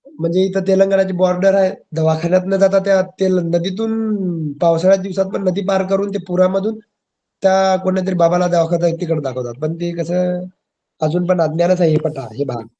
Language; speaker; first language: Marathi; native; Marathi